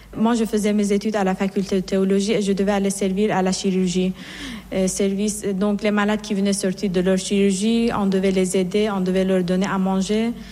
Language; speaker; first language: French; non-native, fluent; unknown